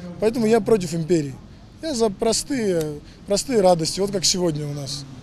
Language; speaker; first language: Russian; non-native, local second language; Georgian